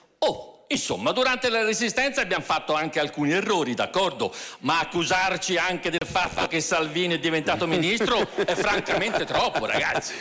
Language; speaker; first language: Italian; native; Italian